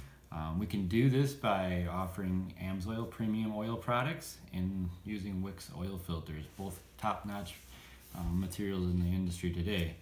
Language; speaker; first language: English; native; English